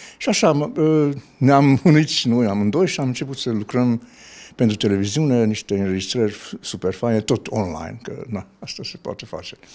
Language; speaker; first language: Romanian; non-native, local second language; Hungarian